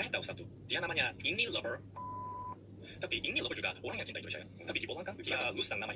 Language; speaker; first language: Indonesian; non-native, learner; Korean